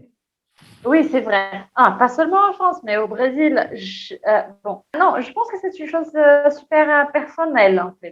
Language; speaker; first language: French; non-native, fluent; Portuguese